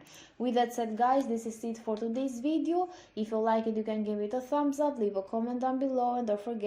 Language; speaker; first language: English; non-native, fluent; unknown